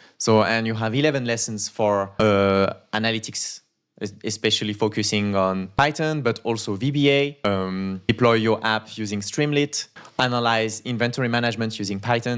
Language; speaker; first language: English; non-native, fluent; French